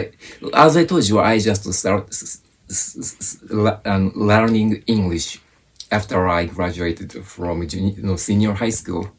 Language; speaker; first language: English; non-native, fluent; Japanese